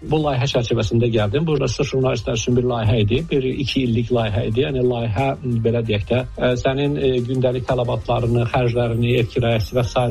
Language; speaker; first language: Azerbaijani; native; Azerbaijani